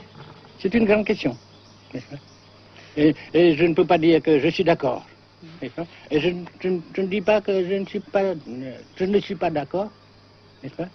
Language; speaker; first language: French; non-native, local second language; Vietnamese